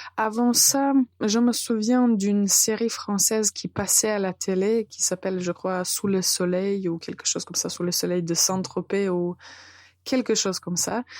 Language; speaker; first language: French; non-native, fluent; Serbian